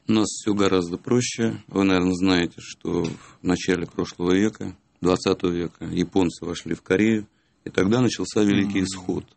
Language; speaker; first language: Russian; native; Russian